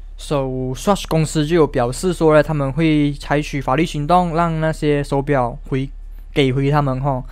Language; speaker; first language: Chinese; native; Chinese